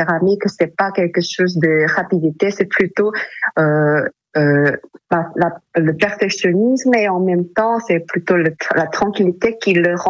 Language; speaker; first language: French; non-native, fluent; Korean